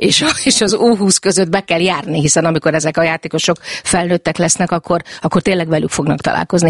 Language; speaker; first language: Hungarian; native; Hungarian